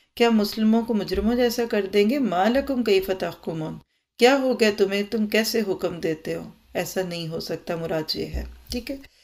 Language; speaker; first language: Urdu; native; Urdu